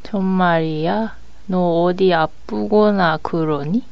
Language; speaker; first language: Korean; non-native, learner; Japanese